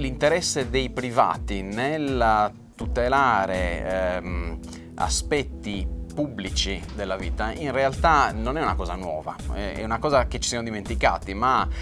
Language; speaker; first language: Italian; native; Italian